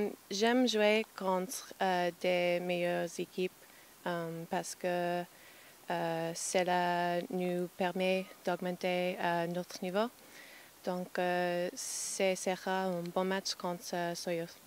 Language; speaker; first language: French; non-native, fluent; English